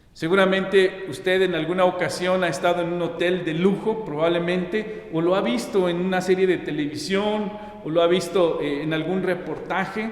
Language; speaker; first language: Spanish; native; Spanish